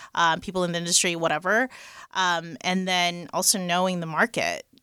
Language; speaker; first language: English; native; English